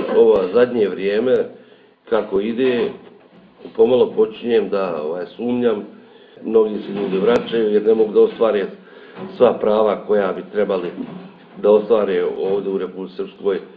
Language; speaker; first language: Bosnian; native; Bosnian